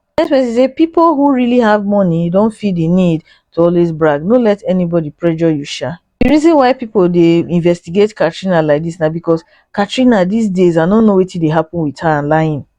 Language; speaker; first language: Nigerian Pidgin; native; Nigerian Pidgin